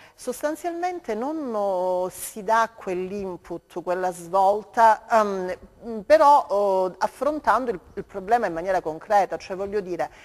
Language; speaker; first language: Italian; native; Italian